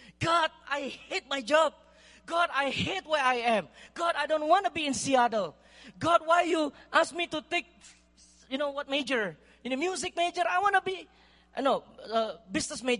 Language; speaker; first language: English; non-native, fluent; Indonesian